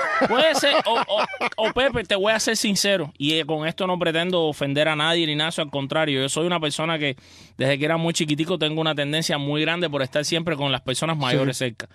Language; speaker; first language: Spanish; native; Spanish